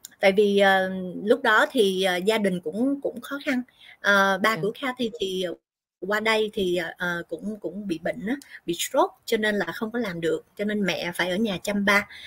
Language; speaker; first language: Vietnamese; native; Vietnamese